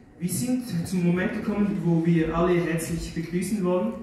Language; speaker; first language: German; non-native, fluent; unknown